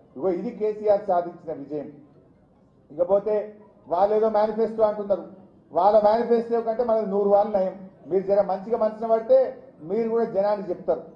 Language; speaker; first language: Telugu; native; Telugu